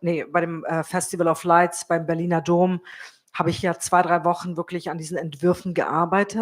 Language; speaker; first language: German; early bilingual, other home language; Kurdish